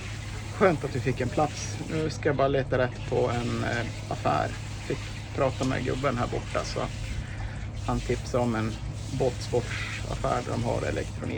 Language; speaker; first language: Swedish; native; Swedish